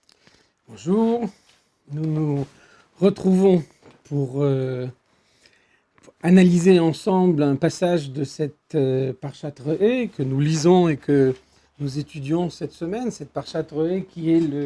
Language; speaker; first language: French; native; French